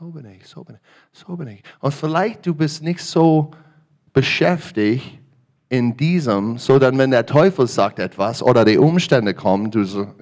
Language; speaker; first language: German; non-native, learner; English